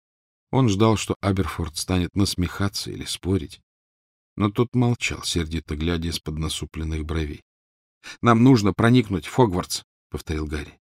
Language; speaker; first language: Russian; native; Russian